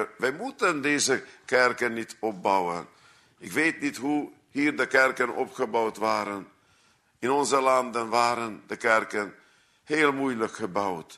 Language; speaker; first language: Dutch; non-native, fluent; Hungarian